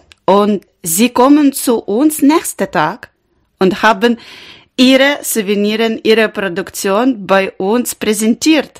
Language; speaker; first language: German; non-native, learner; Ukrainian